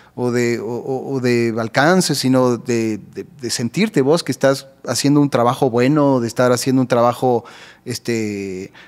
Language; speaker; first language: Spanish; native; Spanish